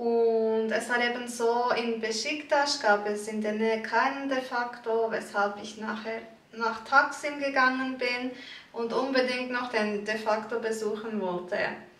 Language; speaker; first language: German; early bilingual, other home language; Turkish